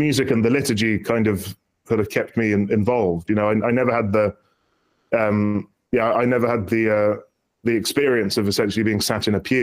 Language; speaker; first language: English; native; English